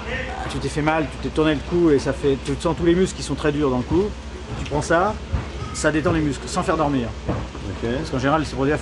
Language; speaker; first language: French; native; French